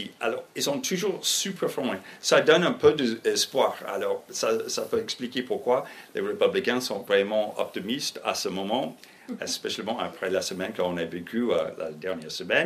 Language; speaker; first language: French; non-native, fluent; English